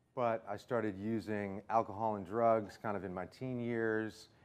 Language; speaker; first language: English; native; English